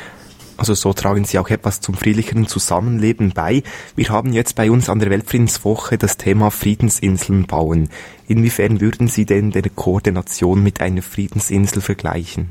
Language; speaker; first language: German; native; German